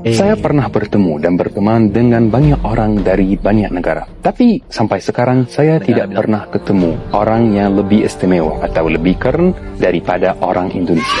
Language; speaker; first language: Indonesian; non-native, fluent; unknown